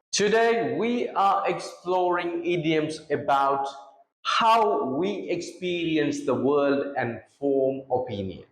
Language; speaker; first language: English; non-native, local second language; Tamil